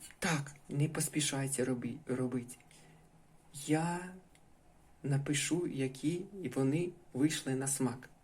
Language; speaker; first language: Ukrainian; native; Ukrainian